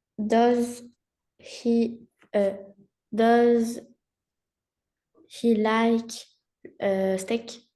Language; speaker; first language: English; non-native, learner; French